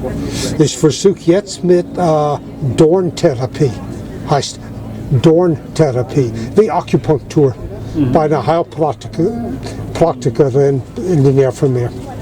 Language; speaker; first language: German; non-native, fluent; English